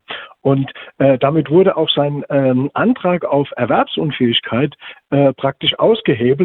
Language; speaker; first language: German; native; German